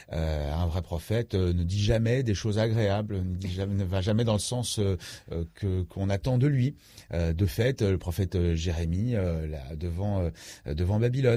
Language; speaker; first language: French; native; French